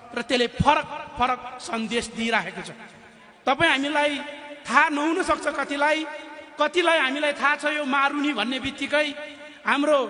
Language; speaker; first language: Nepali; non-native, local second language; Eastern Tamang